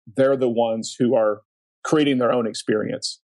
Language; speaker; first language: English; native; English